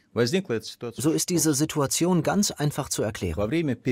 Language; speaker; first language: German; non-native, fluent; Russian